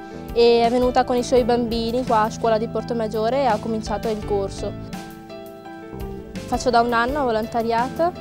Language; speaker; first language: Italian; non-native, fluent; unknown